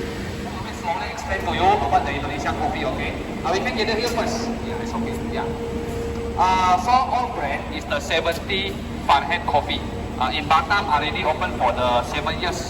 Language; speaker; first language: English; non-native, learner; Indonesian